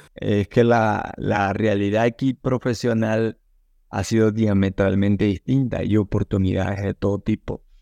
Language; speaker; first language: Spanish; native; Spanish